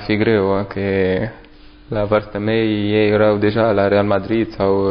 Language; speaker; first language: Romanian; non-native, learner; French